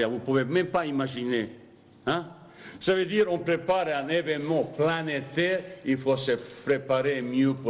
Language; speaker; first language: French; non-native, fluent; Bosnian